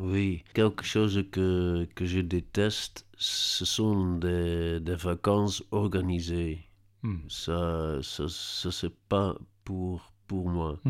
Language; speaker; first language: French; non-native, learner; Dutch